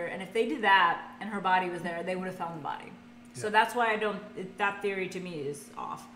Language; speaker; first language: English; native; English